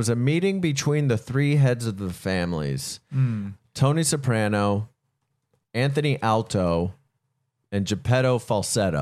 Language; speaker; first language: English; native; English